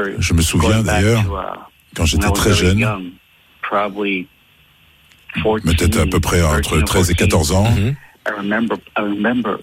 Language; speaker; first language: French; non-native, fluent; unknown